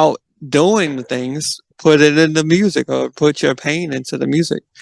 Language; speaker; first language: English; native; English